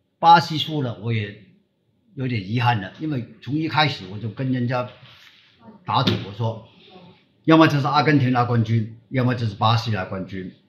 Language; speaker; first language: Chinese; non-native, local second language; Cantonese